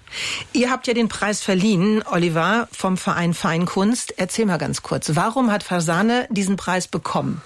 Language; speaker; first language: German; native; German